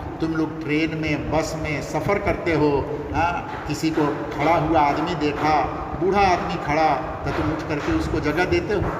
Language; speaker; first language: Urdu; non-native, local second language; Bangla